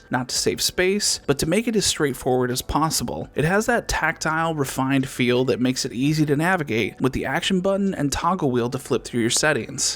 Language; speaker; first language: English; native; English